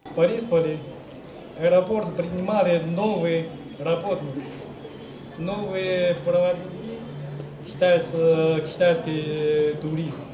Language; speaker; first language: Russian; non-native, learner; Chinese